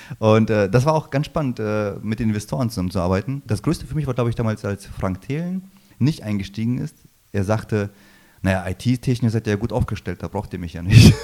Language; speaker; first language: German; early bilingual, other home language; Low German